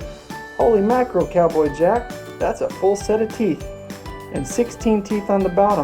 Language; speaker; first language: English; native; English